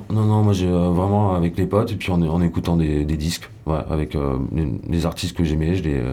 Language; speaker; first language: French; native; French